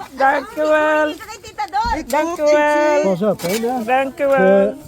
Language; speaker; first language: Dutch; non-native, learner; Filipino